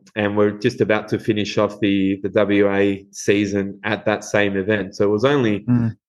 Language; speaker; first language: English; non-native, fluent; Spanish